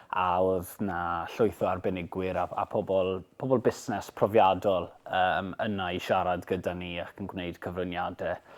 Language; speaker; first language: Welsh; native; Welsh